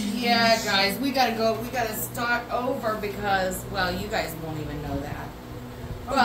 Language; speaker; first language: English; native; English